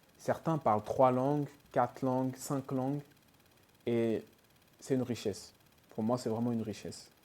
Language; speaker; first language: French; early bilingual, other home language; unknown